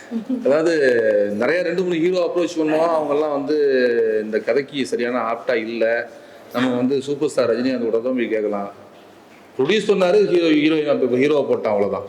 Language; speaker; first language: Tamil; native; Tamil